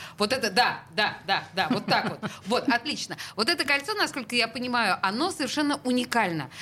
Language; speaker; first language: Russian; native; Russian